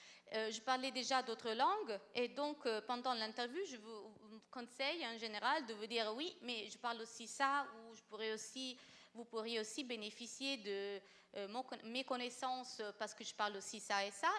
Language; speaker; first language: French; non-native, fluent; Italian